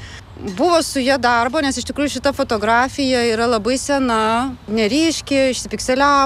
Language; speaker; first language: Lithuanian; native; Lithuanian